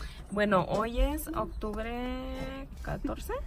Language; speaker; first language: Spanish; early bilingual, heritage; Spanish